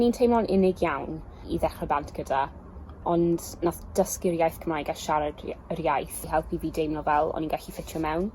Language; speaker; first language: Welsh; non-native, local second language; English